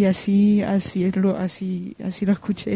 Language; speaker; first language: Spanish; non-native, fluent; French